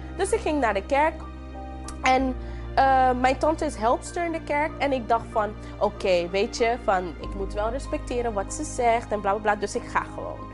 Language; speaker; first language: Dutch; non-native, local second language; English